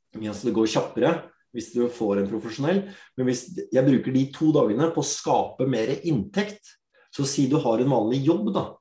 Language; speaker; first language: Norwegian; early bilingual, other home language; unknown